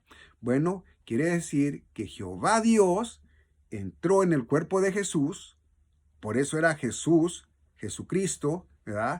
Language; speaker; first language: Spanish; native; Spanish